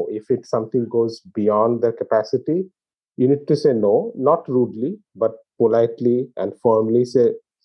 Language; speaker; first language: English; non-native, local second language; Bangla